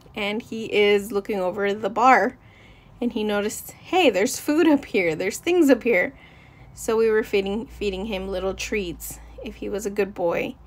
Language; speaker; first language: English; native; English